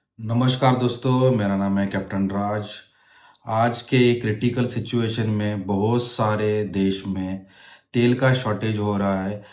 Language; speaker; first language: Hindi; non-native, local second language; Marathi